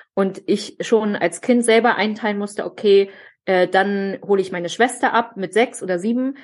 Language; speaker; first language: German; early bilingual, other home language; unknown